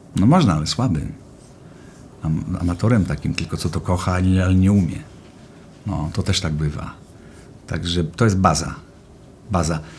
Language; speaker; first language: Polish; native; Polish